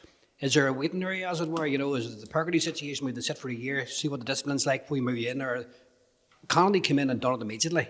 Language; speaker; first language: English; native; English